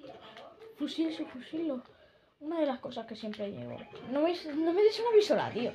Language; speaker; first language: Spanish; native; Spanish